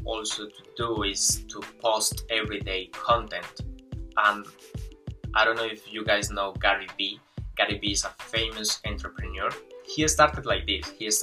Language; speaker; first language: English; non-native, fluent; Spanish